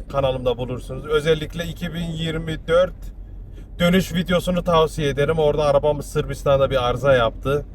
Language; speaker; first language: Turkish; early bilingual, heritage; Turkish